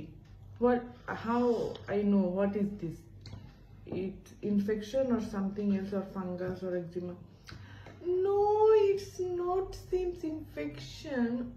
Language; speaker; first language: English; non-native, local second language; Bangla